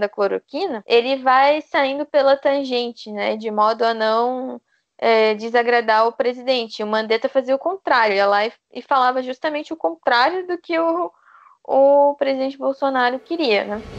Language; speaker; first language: Portuguese; native; Portuguese